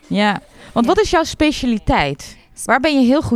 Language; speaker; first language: Dutch; native; Dutch